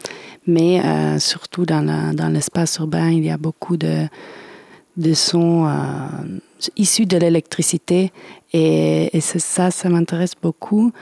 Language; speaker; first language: French; non-native, fluent; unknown